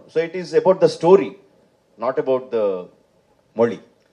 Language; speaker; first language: Tamil; non-native, fluent; Telugu